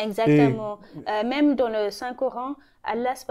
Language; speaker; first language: French; non-native, fluent; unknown